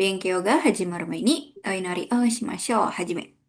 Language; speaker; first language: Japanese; non-native, fluent; Indonesian